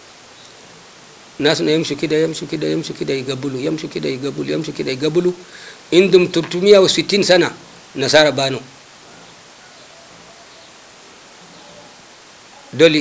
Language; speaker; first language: Arabic; non-native, local second language; Hausa